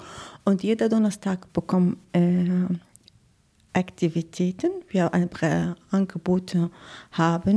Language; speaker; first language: German; non-native, learner; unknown